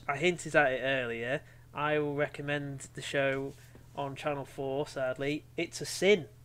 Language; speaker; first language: English; native; English